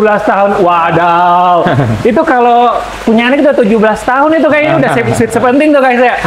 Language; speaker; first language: Indonesian; native; Indonesian